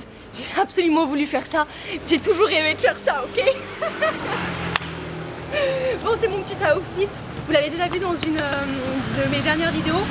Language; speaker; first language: French; native; French